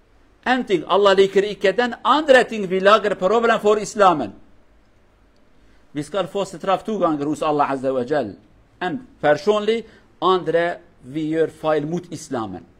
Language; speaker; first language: Norwegian; non-native, learner; Kurdish